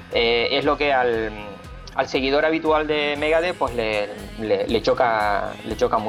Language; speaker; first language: Spanish; native; Spanish